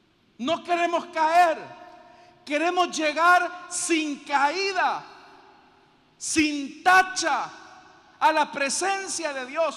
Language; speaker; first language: Spanish; native; Spanish